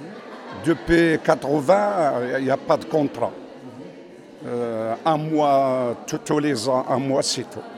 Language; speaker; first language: French; non-native, fluent; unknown